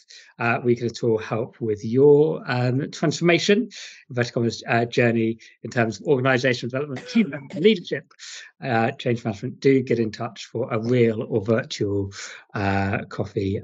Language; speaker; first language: English; native; English